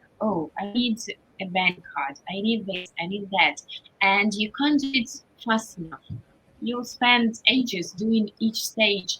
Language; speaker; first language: English; non-native, fluent; Russian